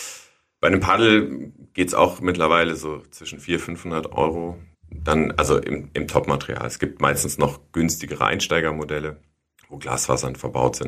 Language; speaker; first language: German; native; German